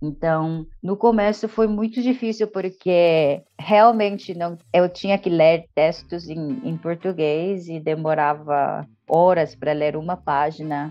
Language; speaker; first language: Portuguese; non-native, fluent; Korean